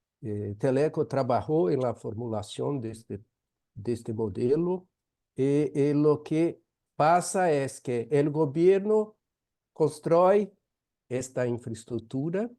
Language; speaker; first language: Spanish; non-native, fluent; Portuguese